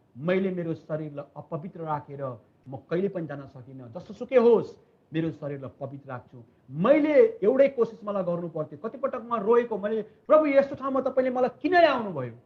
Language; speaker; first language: Nepali; native; Nepali